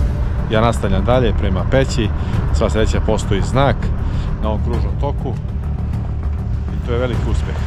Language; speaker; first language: Croatian; native; Croatian